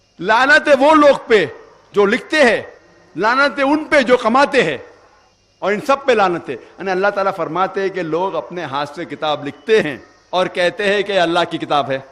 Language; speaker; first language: Urdu; non-native, local second language; Konkani